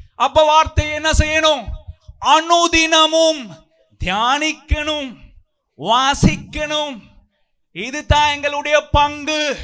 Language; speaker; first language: Tamil; non-native, local second language; Sinhala